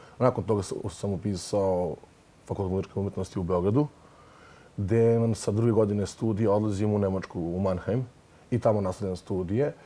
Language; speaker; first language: Serbian; native; Serbian